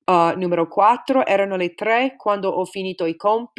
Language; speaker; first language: Italian; non-native, fluent; English